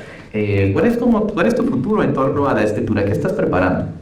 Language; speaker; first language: Spanish; native; Spanish